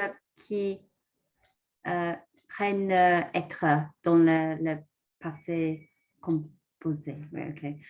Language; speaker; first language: French; non-native, learner; English